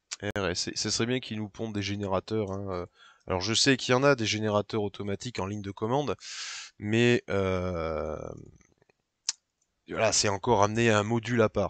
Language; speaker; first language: French; native; French